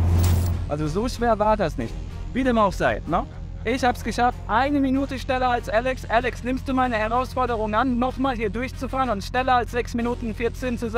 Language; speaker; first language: German; native; German